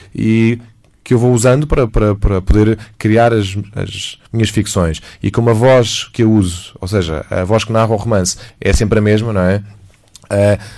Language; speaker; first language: Portuguese; native; Portuguese